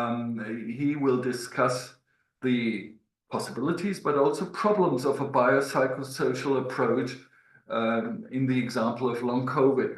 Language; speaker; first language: English; non-native, fluent; German